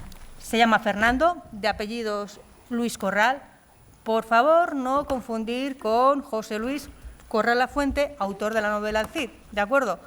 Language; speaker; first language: Spanish; native; Spanish